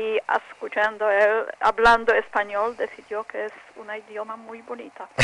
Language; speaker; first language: Spanish; non-native, fluent; Polish